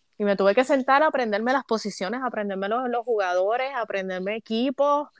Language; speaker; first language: Spanish; native; Spanish